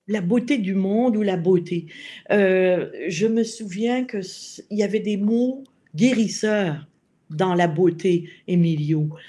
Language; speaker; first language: French; native; French